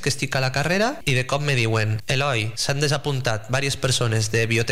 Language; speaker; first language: Catalan; native; Catalan